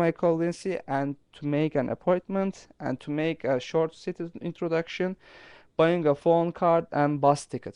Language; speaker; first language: English; non-native, fluent; Turkish